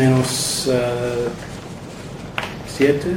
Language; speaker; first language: Spanish; non-native, learner; English